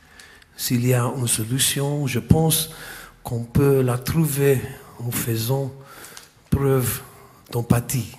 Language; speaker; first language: French; non-native, fluent; English